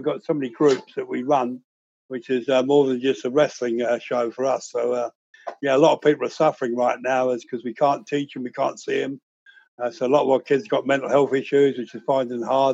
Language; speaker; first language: English; native; English